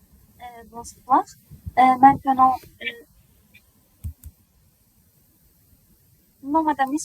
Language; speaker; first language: French; non-native, local second language; Arabic